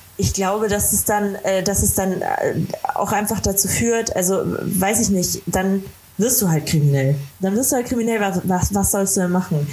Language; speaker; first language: German; native; German